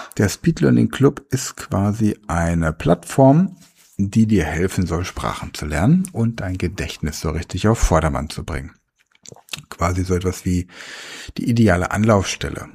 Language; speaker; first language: German; native; German